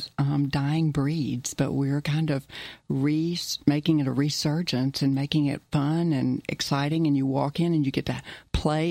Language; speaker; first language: English; early bilingual, other home language; German